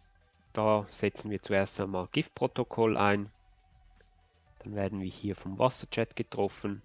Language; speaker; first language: German; native; German